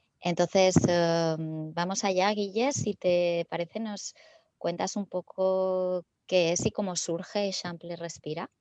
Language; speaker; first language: Spanish; native; Spanish